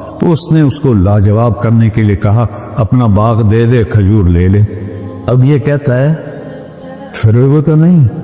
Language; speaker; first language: Urdu; non-native, local second language; Punjabi